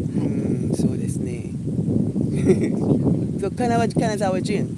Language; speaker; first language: Japanese; non-native, learner; English